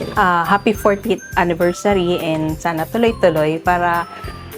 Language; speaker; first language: Filipino; native; Filipino